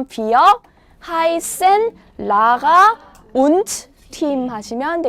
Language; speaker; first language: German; non-native, fluent; Korean